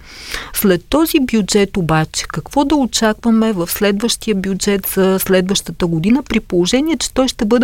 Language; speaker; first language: Bulgarian; native; Bulgarian